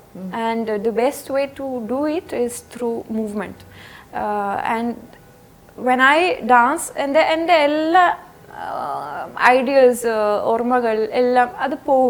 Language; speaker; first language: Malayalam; non-native, fluent; French